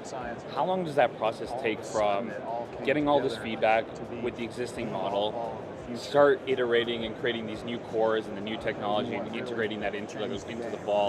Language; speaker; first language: English; native; English